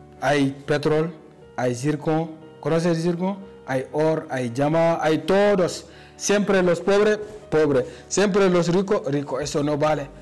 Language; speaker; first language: Spanish; non-native, learner; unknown